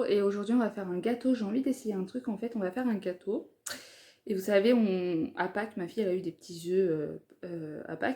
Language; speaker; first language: French; native; French